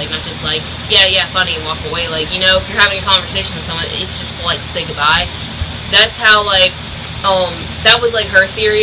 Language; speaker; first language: English; native; English